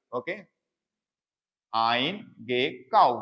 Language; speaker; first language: German; non-native, fluent; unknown